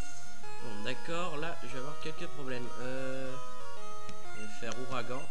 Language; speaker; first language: French; native; French